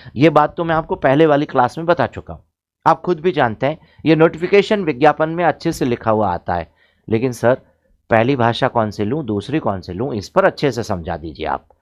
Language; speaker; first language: Hindi; native; Hindi